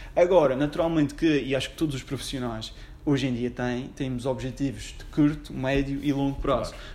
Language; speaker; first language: Portuguese; native; Portuguese